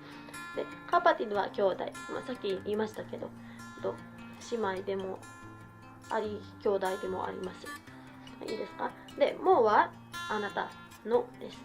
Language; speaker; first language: Japanese; non-native, fluent; Cebuano